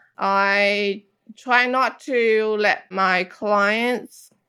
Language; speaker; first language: English; non-native, fluent; Chinese